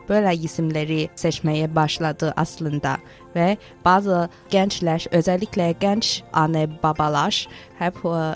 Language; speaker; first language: Turkish; non-native, fluent; Chinese